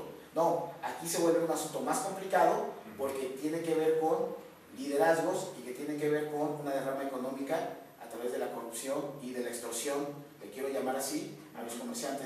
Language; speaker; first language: Spanish; native; Spanish